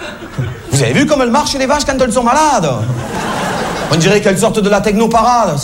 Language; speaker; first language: French; native; French